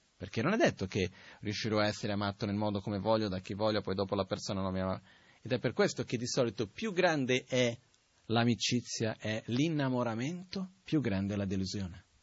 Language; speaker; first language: Italian; non-native, fluent; Portuguese